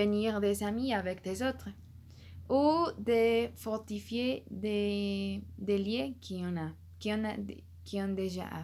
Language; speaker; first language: French; non-native, learner; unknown